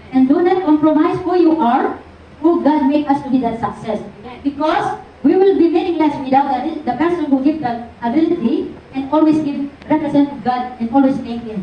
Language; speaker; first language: English; non-native, local second language; Filipino